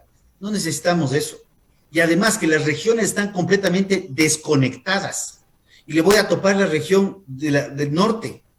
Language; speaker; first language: Spanish; native; Spanish